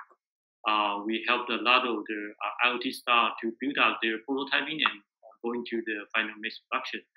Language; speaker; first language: English; non-native, learner; Chinese